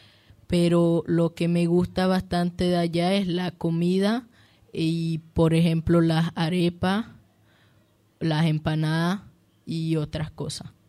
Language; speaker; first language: Spanish; early bilingual, heritage; Spanish